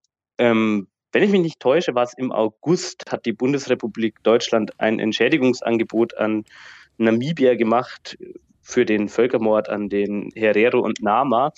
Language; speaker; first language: German; native; German